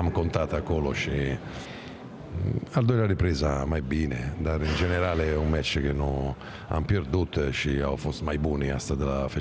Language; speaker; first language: Romanian; non-native, fluent; Italian